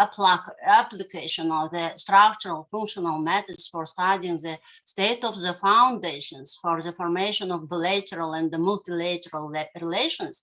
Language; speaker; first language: English; non-native, learner; Russian